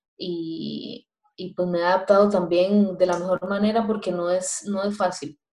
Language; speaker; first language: Spanish; native; Spanish